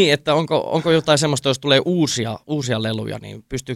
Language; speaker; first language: Finnish; native; Finnish